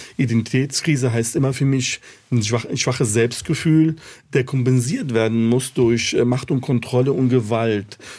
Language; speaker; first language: German; early bilingual, other home language; Arabic